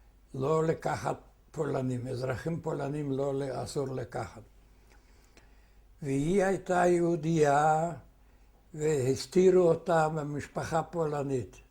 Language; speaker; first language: Hebrew; non-native, fluent; Yiddish